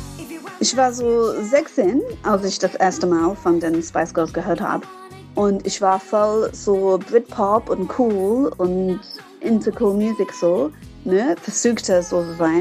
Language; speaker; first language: German; non-native, fluent; English